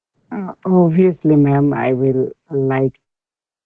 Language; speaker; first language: English; non-native, learner; Bangla